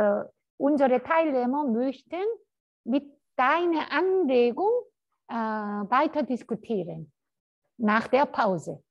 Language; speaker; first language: German; non-native, fluent; Korean